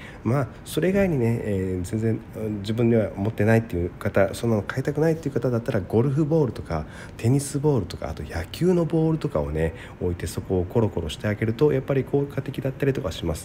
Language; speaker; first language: Japanese; native; Japanese